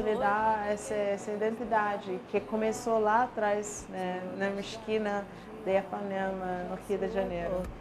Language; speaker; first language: Portuguese; non-native, fluent; English